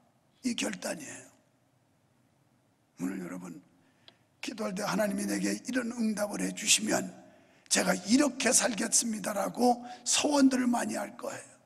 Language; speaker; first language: Korean; native; Korean